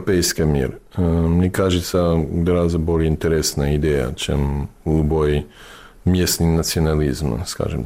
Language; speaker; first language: Russian; non-native, fluent; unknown